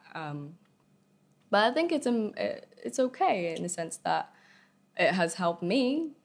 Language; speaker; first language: English; early bilingual, other home language; Vietnamese